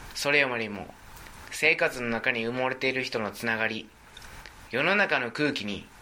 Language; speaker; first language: Japanese; native; Japanese